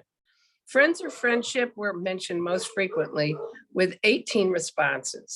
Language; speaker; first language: English; native; English